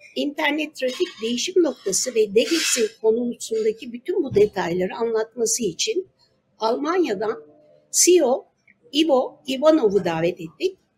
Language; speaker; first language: Turkish; native; Turkish